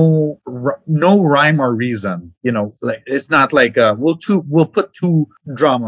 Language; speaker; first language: English; non-native, local second language; Cebuano